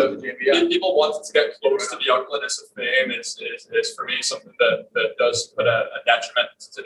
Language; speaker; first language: English; native; English